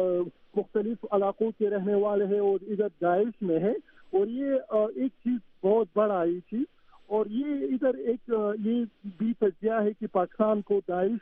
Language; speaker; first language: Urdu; non-native, fluent; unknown